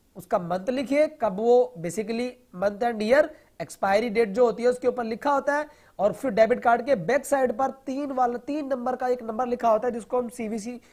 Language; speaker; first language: Hindi; non-native, local second language; Punjabi